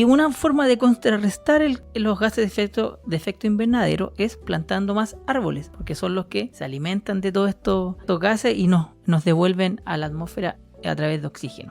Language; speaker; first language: Spanish; native; Spanish